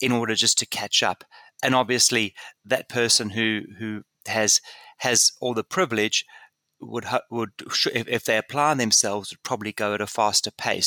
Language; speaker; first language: English; native; English